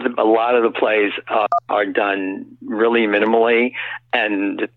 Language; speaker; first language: English; native; English